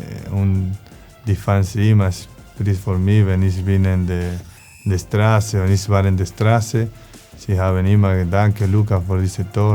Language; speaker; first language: German; non-native, learner; Spanish